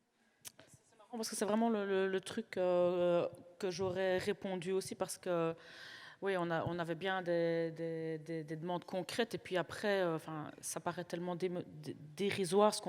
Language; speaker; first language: French; native; French